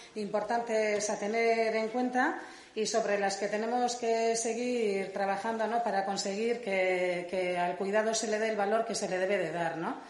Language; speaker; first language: Spanish; non-native, local second language; Basque